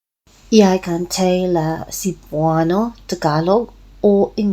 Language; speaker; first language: Danish; non-native, learner; Cebuano